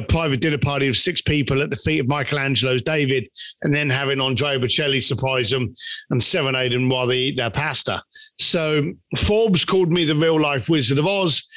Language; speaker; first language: English; native; English